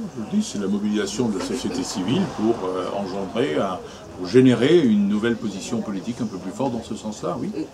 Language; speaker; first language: French; native; French